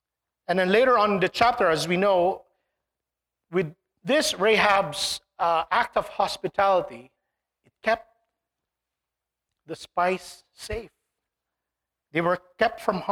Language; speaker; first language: English; non-native, local second language; Filipino